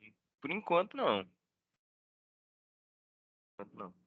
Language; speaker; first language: Portuguese; native; Portuguese